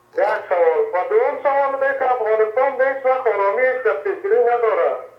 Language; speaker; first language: Persian; native; Persian